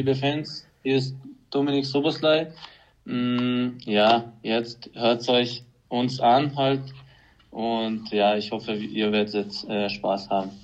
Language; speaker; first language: German; non-native, fluent; Hungarian